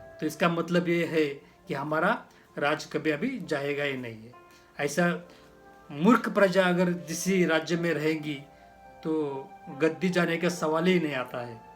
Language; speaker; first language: Hindi; non-native, local second language; Marathi